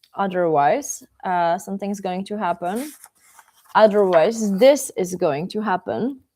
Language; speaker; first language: English; non-native, fluent; Czech